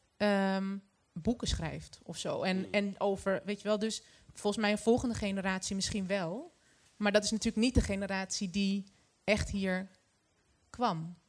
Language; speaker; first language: Dutch; early bilingual, other home language; Arabic